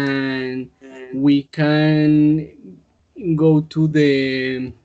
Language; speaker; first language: English; non-native, learner; Spanish